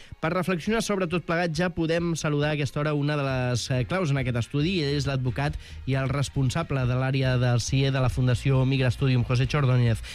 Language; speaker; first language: Catalan; native; Catalan